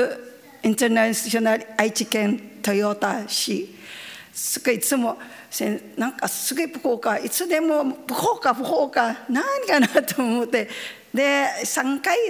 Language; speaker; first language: Japanese; non-native, learner; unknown